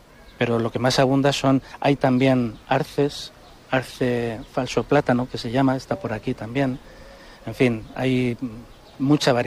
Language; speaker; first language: Spanish; native; Spanish